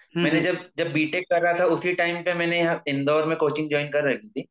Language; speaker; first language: Hindi; native; Hindi